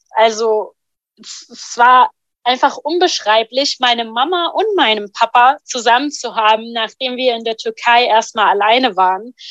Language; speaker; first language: German; non-native, fluent; Arabic